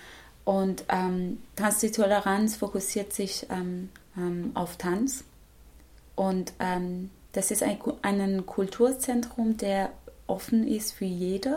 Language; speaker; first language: German; non-native, fluent; Persian